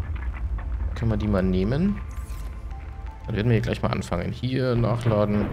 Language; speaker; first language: German; native; German